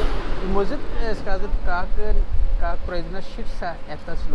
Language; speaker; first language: Russian; non-native, learner; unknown